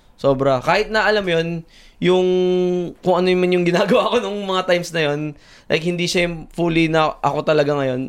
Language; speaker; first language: Filipino; native; Filipino